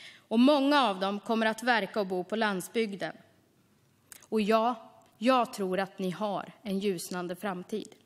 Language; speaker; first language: Swedish; native; Swedish